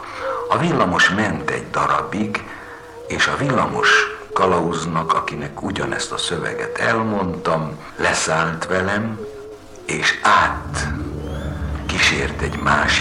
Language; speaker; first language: Hungarian; native; Hungarian